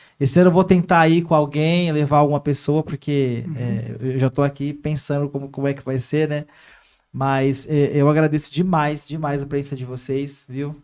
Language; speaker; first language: Portuguese; native; Portuguese